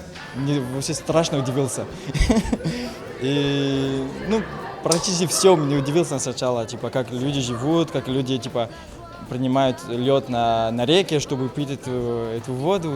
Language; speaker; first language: Russian; non-native, learner; French